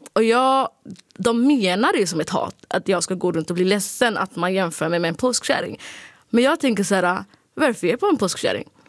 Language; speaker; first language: Swedish; early bilingual, other home language; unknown